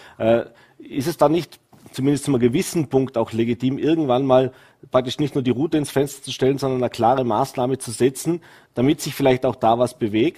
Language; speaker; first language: German; native; German